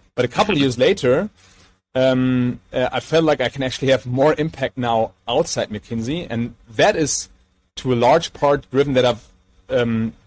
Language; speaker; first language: English; non-native, fluent; German